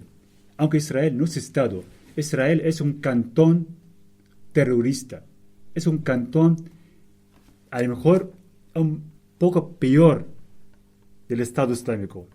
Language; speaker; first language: Spanish; non-native, fluent; Arabic